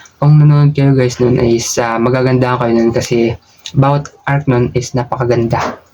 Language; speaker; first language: Filipino; native; Filipino